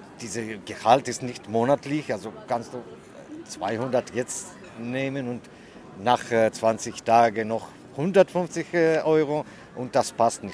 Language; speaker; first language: German; non-native, learner; Greek